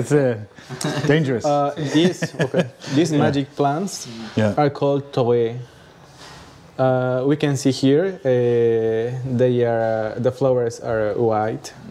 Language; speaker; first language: English; non-native, learner; Spanish